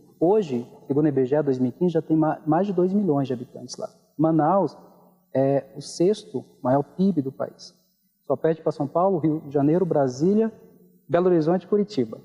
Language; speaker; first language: Portuguese; native; Portuguese